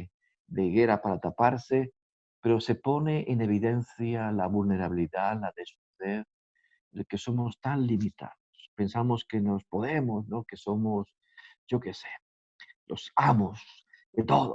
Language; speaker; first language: Spanish; native; Spanish